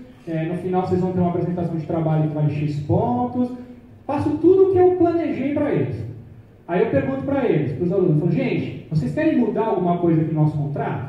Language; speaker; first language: Portuguese; native; Portuguese